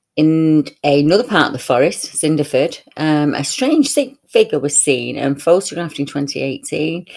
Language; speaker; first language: English; native; English